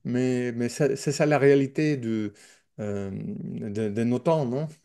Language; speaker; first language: French; non-native, learner; English